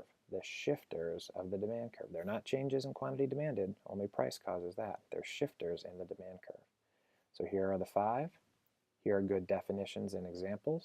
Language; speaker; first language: English; native; English